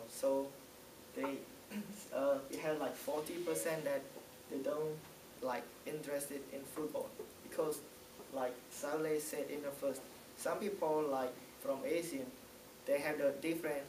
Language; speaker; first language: English; non-native, learner; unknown